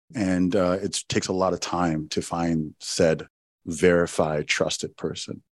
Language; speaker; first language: English; non-native, local second language; Igbo